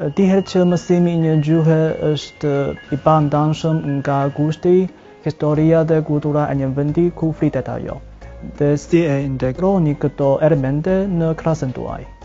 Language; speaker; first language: Albanian; non-native, fluent; Chinese